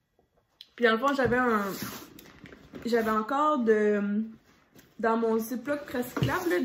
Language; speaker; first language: French; native; French